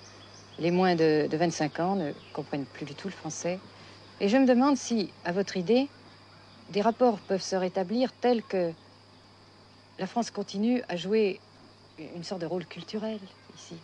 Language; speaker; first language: French; native; French